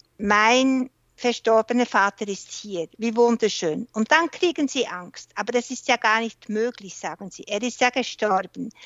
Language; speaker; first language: German; non-native, local second language; French